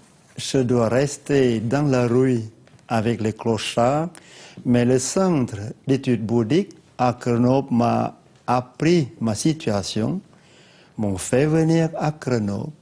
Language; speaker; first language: French; non-native, learner; Lao